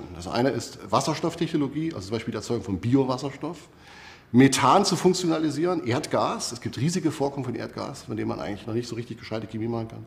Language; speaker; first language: German; native; German